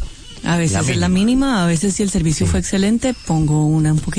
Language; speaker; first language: Spanish; native; Spanish